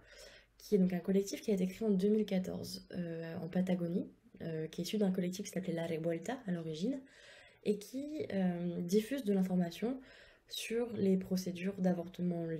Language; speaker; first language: French; native; French